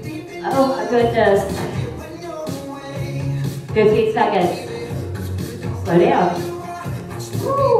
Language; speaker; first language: English; native; English